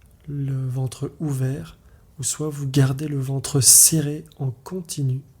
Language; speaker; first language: French; native; French